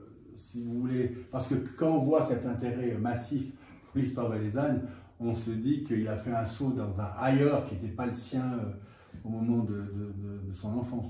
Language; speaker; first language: French; native; French